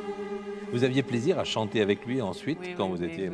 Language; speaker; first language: French; native; French